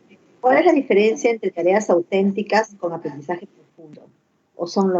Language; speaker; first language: Spanish; native; Spanish